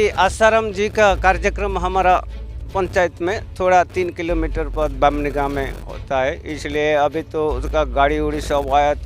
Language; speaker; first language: Hindi; non-native, local second language; Odia